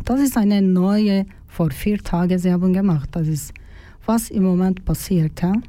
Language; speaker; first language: German; non-native, learner; Turkish